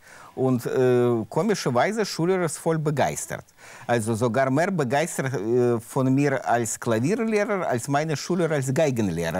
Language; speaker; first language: German; non-native, learner; Russian